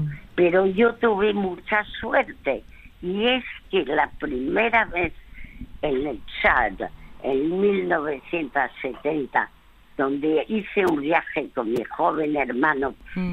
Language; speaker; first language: Spanish; non-native, fluent; French